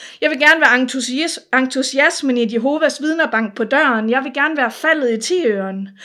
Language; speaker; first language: Danish; native; Danish